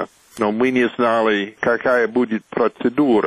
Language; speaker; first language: Russian; non-native, fluent; English